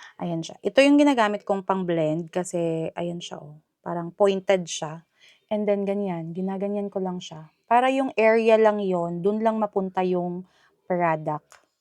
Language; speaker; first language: Filipino; non-native, local second language; Hiligaynon